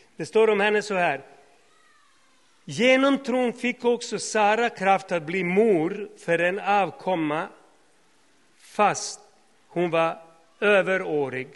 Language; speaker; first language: Swedish; non-native, fluent; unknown